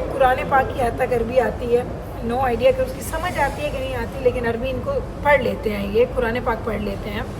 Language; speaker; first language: Urdu; non-native, local second language; Punjabi